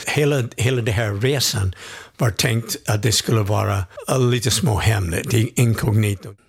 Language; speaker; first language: Swedish; non-native, fluent; English